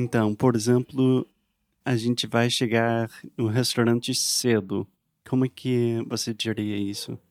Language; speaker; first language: Portuguese; non-native, learner; English